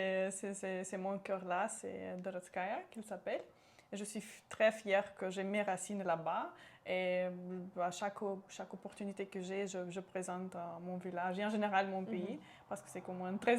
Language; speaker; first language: French; non-native, local second language; Romanian